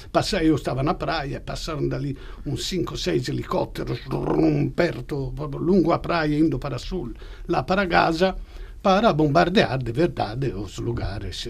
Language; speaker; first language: Portuguese; non-native, fluent; Italian